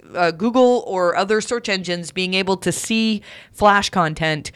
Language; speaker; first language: English; native; English